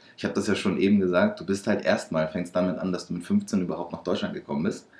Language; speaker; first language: German; native; German